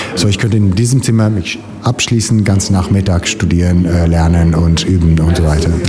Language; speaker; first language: German; non-native, fluent; Italian